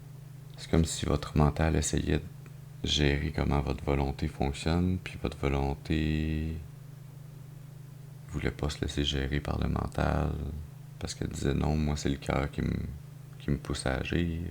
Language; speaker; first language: French; native; French